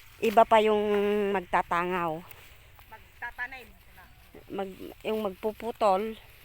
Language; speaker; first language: Filipino; non-native, local second language; Iloko